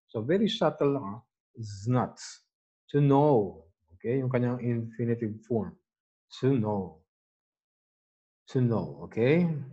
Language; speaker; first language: English; non-native, local second language; Filipino